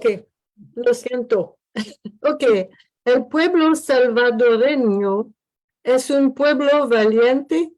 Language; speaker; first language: Spanish; non-native, learner; French